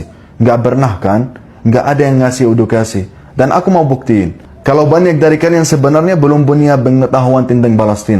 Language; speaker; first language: Indonesian; non-native, fluent; Arabic